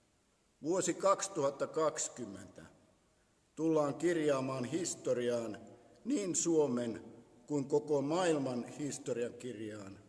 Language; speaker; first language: Finnish; native; Finnish